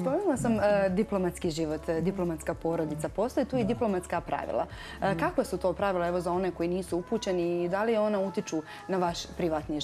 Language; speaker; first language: Croatian; native; Croatian